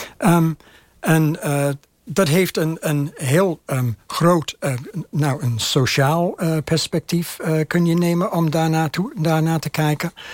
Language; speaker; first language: Dutch; non-native, fluent; English